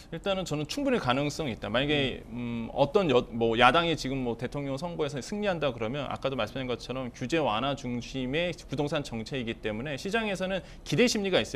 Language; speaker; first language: Korean; native; Korean